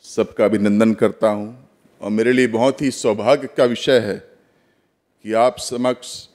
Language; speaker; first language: Hindi; native; Hindi